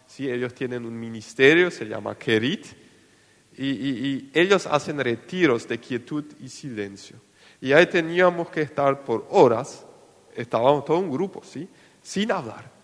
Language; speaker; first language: Spanish; non-native, local second language; Plautdietsch